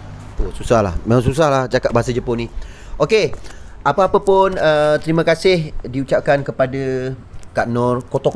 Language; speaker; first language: Malay; native; Malay